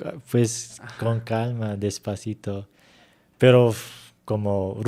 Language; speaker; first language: Spanish; non-native, learner; Turkish